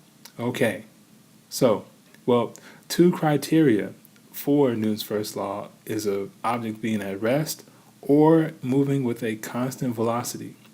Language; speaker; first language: English; native; English